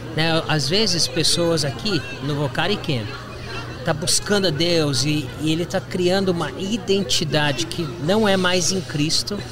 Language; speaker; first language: Portuguese; native; Portuguese